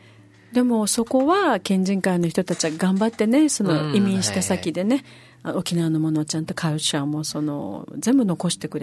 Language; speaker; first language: Japanese; native; Japanese